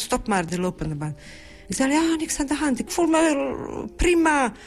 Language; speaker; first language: Dutch; non-native, fluent; Bosnian